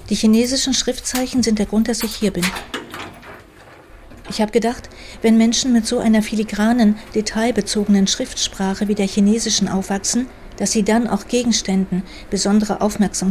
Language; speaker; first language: German; native; German